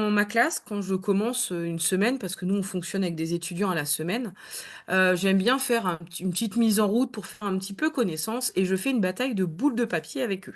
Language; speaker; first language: French; native; French